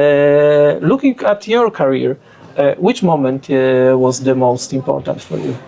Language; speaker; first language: English; non-native, learner; Polish